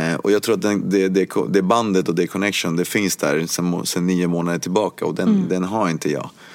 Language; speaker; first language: Swedish; early bilingual, other home language; Spanish